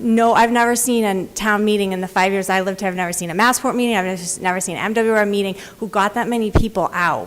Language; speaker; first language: English; native; English